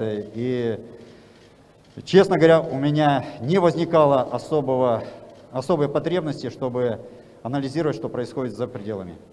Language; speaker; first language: Russian; native; Russian